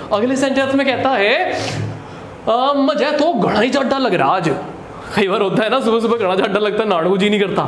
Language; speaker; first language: Hindi; native; Hindi